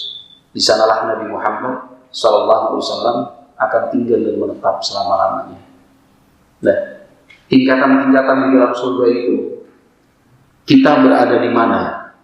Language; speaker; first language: Indonesian; native; Indonesian